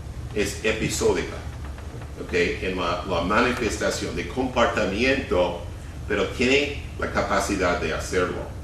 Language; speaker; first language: Spanish; non-native, fluent; English